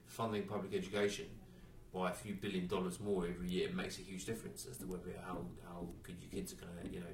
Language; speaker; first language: English; native; English